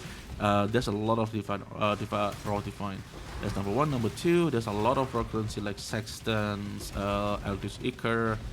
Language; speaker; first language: English; non-native, fluent; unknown